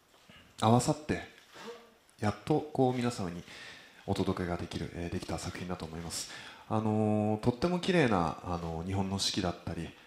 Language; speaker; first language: Japanese; native; Japanese